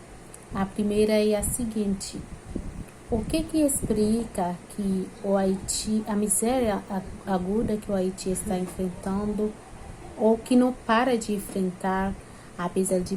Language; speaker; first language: Portuguese; non-native, fluent; Haitian Creole